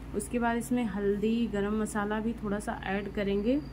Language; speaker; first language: Hindi; native; Hindi